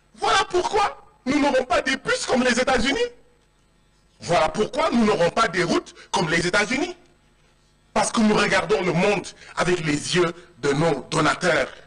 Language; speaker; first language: French; non-native, local second language; Wolof